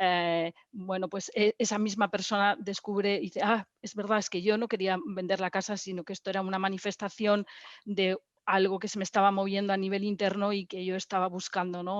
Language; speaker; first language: Spanish; native; Spanish